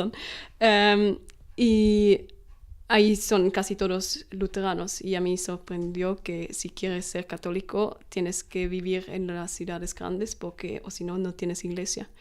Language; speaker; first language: Spanish; non-native, fluent; German